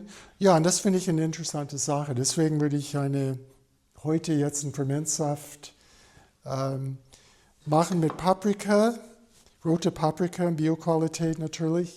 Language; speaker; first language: German; non-native, fluent; English